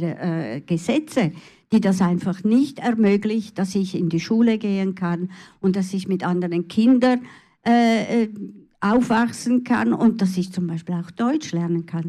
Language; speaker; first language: German; early bilingual, other home language; Italian